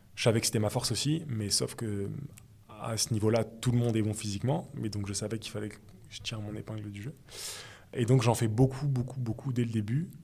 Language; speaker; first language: French; native; French